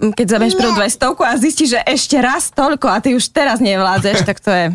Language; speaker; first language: Slovak; native; Slovak